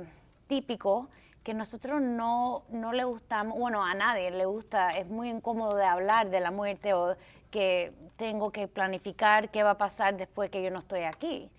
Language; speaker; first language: Spanish; early bilingual, heritage; English